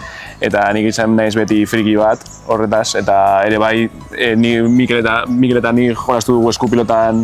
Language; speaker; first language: Basque; non-native, local second language; Spanish